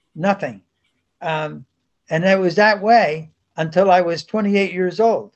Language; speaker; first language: English; early bilingual, other home language; Spanish